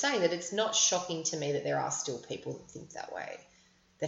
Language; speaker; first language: English; native; English